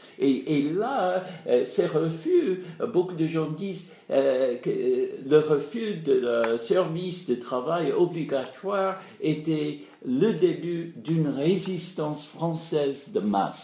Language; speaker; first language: French; non-native, fluent; English